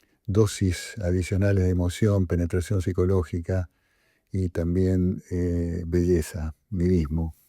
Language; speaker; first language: Spanish; native; Spanish